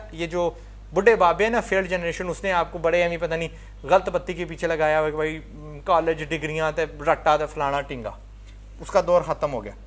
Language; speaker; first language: Urdu; non-native, fluent; English